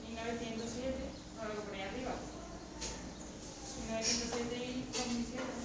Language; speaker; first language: Spanish; native; Spanish